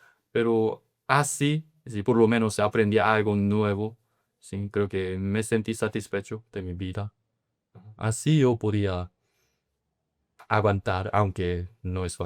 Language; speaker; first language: Spanish; non-native, learner; Korean